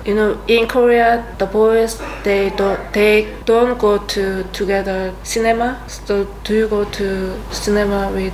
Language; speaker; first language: English; non-native, learner; Korean